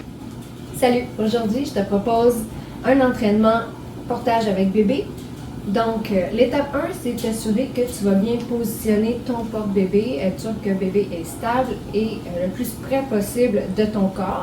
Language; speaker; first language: French; native; French